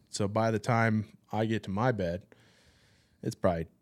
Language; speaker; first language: English; native; English